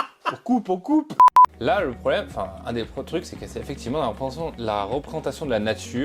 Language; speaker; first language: French; native; French